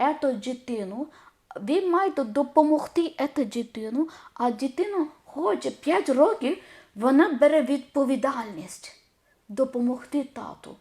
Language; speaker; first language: Ukrainian; non-native, learner; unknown